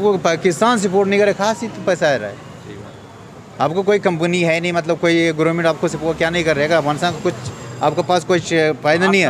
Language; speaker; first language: Hindi; non-native, learner; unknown